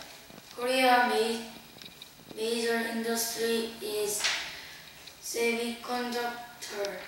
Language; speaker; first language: English; non-native, learner; Korean